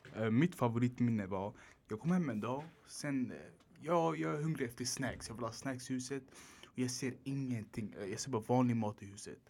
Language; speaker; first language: Swedish; early bilingual, other home language; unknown